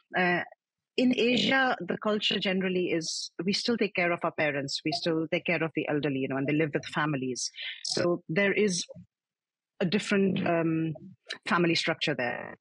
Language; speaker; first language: English; non-native, local second language; Hindi